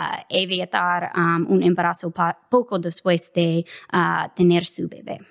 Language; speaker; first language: Spanish; non-native, fluent; English